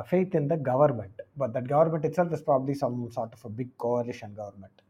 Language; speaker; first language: English; non-native, local second language; Tamil